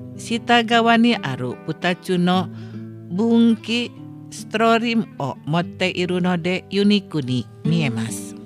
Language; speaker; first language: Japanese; non-native, fluent; Indonesian